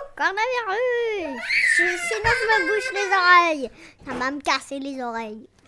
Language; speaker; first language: French; native; French